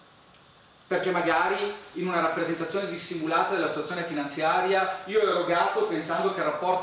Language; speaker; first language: Italian; native; Italian